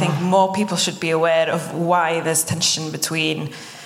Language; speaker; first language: English; non-native, local second language; Welsh